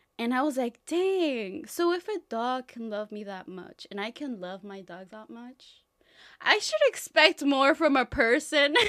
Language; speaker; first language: English; non-native, fluent; Spanish